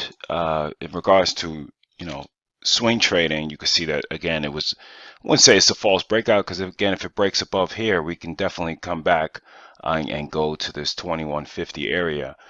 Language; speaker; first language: English; native; English